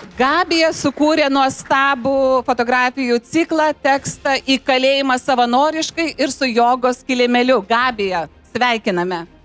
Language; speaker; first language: Lithuanian; native; Lithuanian